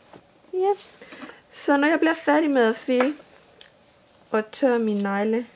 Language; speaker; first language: Danish; non-native, fluent; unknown